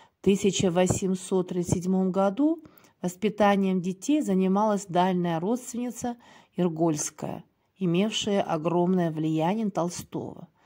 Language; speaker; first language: Russian; non-native, local second language; Kyrgyz